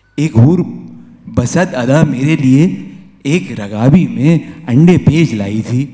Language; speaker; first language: Urdu; native; Urdu